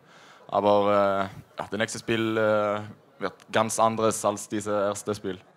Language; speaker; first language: German; non-native, learner; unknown